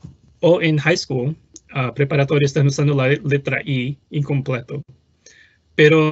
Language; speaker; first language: Spanish; non-native, fluent; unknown